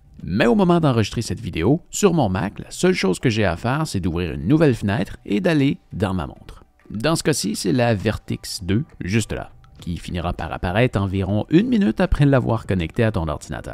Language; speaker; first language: French; native; French